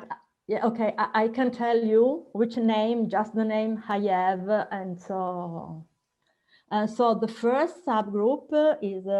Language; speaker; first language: English; non-native, fluent; Italian